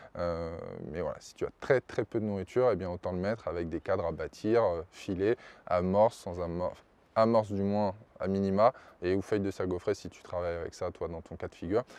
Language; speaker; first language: French; native; French